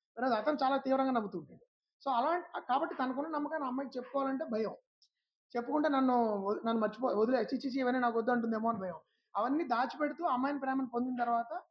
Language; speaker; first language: Telugu; native; Telugu